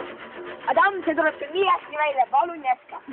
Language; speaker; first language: Estonian; native; Estonian